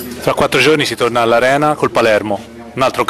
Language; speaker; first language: Italian; native; Italian